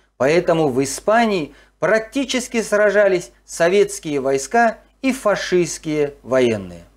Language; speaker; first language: Russian; non-native, local second language; Kazakh